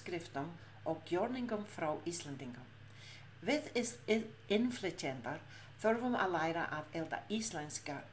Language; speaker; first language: Icelandic; non-native, learner; English